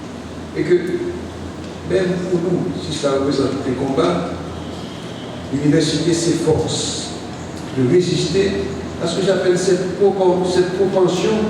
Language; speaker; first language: French; non-native, local second language; Haitian Creole